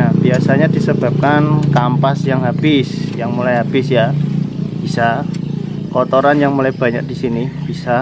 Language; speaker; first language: Indonesian; native; Indonesian